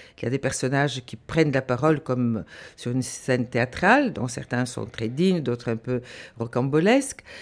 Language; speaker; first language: French; non-native, fluent; Bulgarian